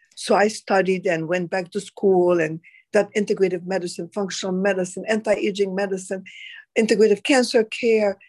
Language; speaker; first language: English; non-native, fluent; Arabic